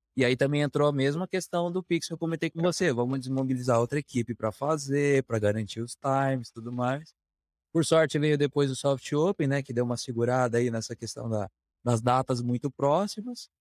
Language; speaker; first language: Portuguese; native; Portuguese